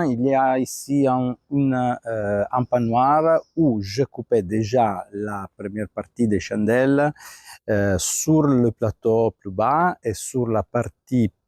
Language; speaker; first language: French; non-native, fluent; Italian